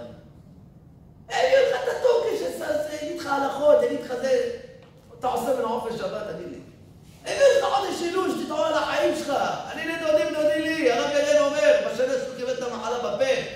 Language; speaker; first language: Hebrew; native; Hebrew